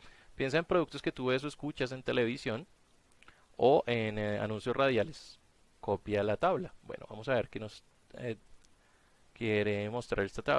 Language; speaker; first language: Spanish; native; Spanish